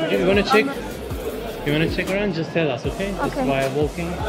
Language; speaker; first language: English; non-native, fluent; Turkish